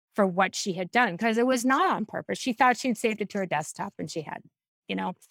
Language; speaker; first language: English; native; English